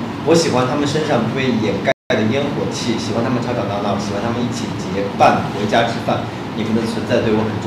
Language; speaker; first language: Chinese; native; Chinese